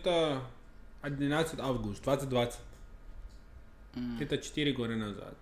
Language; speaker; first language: Russian; non-native, learner; English